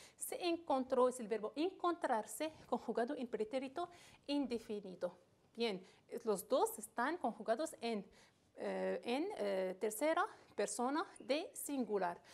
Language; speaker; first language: Spanish; non-native, fluent; Arabic